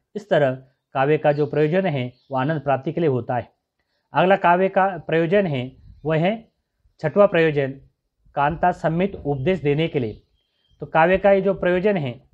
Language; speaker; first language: Hindi; non-native, local second language; Marathi